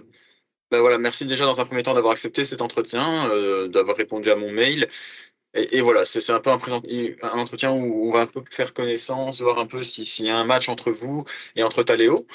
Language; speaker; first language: French; native; French